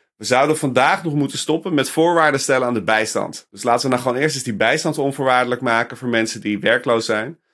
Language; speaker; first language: Dutch; native; Dutch